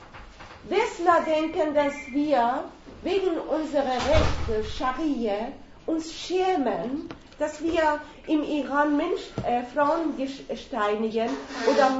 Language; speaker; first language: German; non-native, fluent; Persian